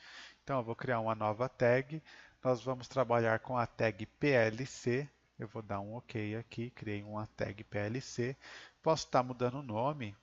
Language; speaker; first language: Portuguese; native; Portuguese